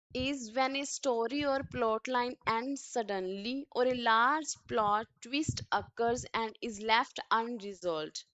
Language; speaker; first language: English; non-native, local second language; Punjabi